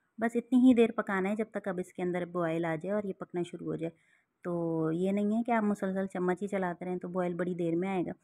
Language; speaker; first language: Urdu; native; Urdu